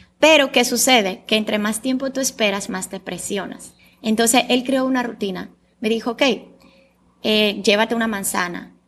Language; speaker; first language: Spanish; early bilingual, other home language; Bulgarian